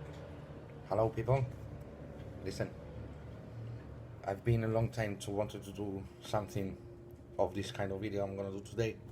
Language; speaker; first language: English; non-native, fluent; Spanish